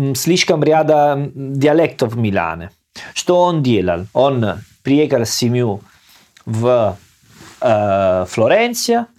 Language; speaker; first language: Russian; non-native, learner; Italian